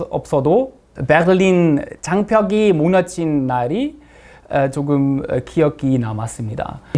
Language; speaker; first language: Korean; non-native, fluent; German